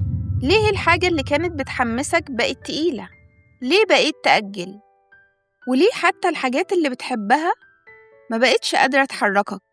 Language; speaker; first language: Arabic; native; Arabic